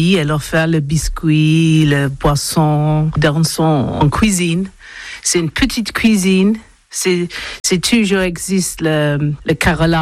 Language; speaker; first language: French; non-native, learner; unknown